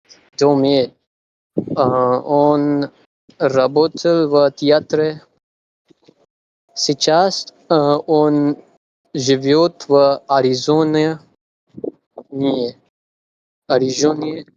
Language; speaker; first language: Russian; non-native, learner; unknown